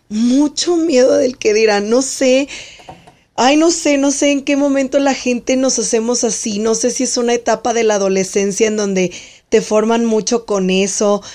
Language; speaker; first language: Spanish; native; Spanish